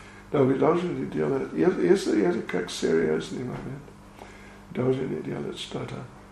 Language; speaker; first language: Russian; non-native, learner; English